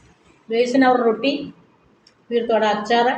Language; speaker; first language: Hindi; non-native, local second language; Malayalam